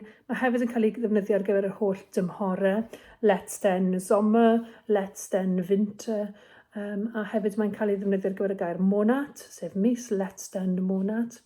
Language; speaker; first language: Welsh; native; Welsh